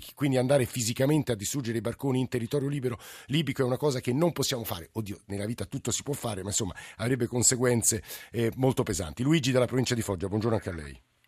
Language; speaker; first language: Italian; native; Italian